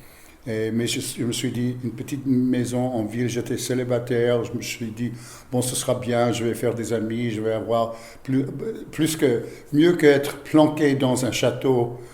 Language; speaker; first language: French; non-native, fluent; English